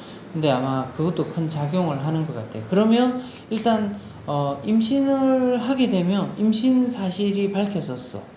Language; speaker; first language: Korean; non-native, local second language; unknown